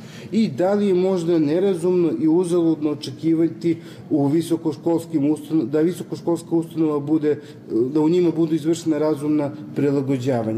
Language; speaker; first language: Serbian; native; Serbian